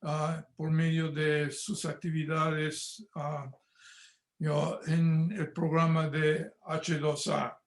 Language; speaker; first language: Spanish; non-native, fluent; English